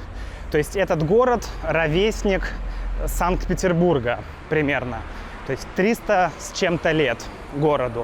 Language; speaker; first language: Russian; native; Russian